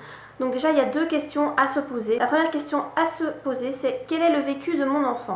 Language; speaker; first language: French; native; French